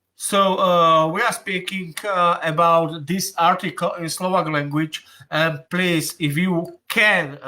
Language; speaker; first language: English; non-native, learner; Slovak